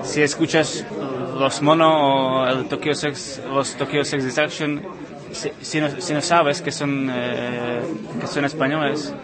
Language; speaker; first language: Spanish; non-native, fluent; Czech